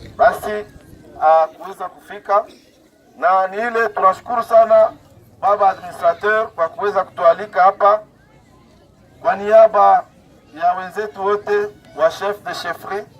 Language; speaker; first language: Swahili; non-native, local second language; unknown